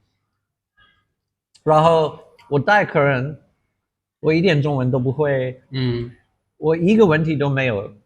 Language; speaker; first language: Chinese; non-native, fluent; English